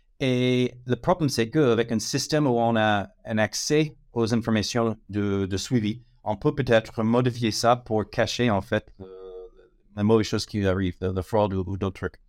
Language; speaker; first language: French; non-native, fluent; English